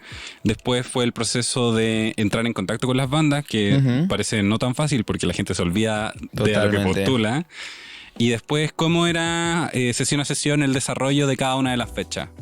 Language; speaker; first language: Spanish; native; Spanish